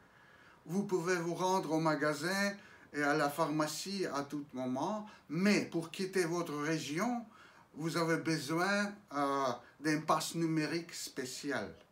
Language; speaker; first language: French; non-native, fluent; Russian